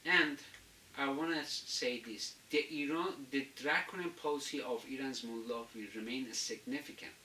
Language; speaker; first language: English; non-native, fluent; Azerbaijani